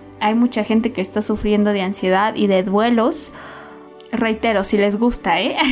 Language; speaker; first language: Spanish; native; Spanish